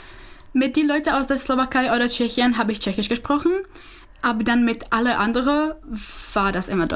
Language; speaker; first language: German; non-native, fluent; Czech